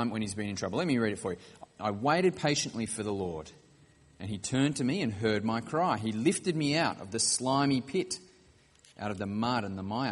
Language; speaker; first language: English; native; English